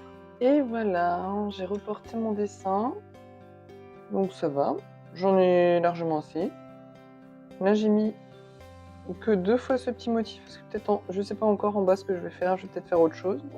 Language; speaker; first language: French; native; French